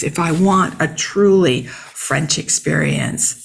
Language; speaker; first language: English; native; English